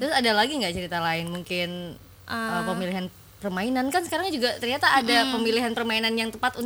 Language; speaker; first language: Indonesian; native; Indonesian